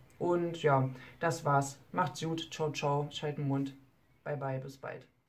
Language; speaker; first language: German; native; German